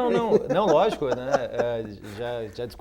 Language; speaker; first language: Portuguese; native; Portuguese